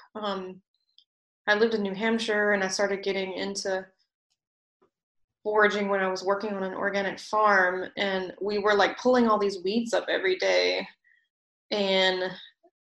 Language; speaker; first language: English; native; English